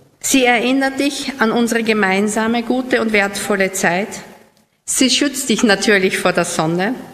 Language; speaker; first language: German; native; German